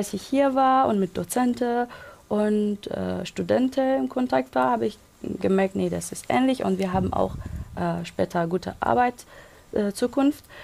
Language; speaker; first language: German; non-native, local second language; Persian